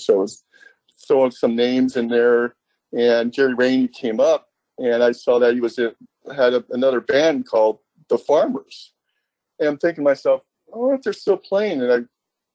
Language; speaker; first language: English; native; English